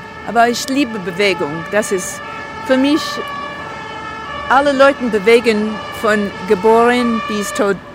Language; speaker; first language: German; non-native, learner; English